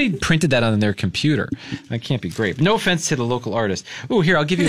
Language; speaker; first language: English; native; English